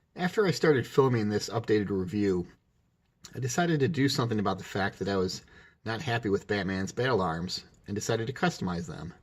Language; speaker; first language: English; native; English